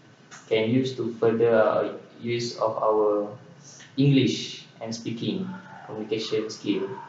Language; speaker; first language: English; non-native, local second language; Malay